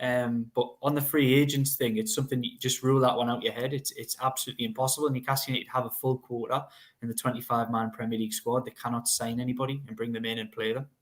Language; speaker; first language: English; native; English